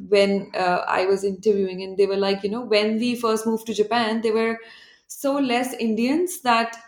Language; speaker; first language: English; non-native, local second language; Hindi